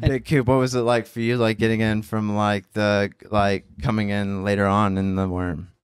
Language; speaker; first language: English; native; English